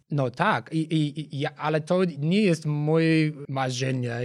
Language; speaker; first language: Polish; non-native, learner; English